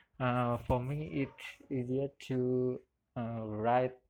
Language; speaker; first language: English; non-native, learner; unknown